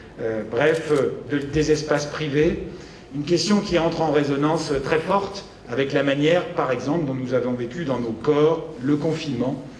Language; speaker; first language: French; native; French